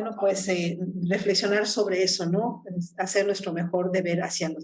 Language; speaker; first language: Spanish; native; Spanish